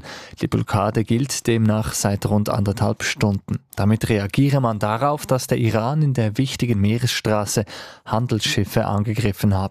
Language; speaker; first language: German; native; German